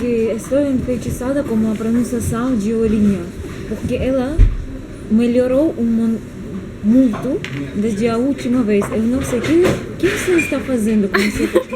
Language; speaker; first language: Portuguese; non-native, learner; Russian